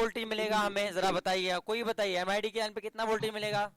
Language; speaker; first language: Hindi; native; Hindi